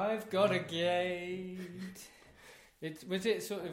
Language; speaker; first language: English; native; English